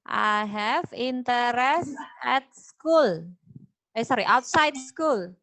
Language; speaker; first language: English; non-native, fluent; Indonesian